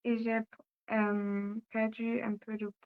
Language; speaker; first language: French; non-native, learner; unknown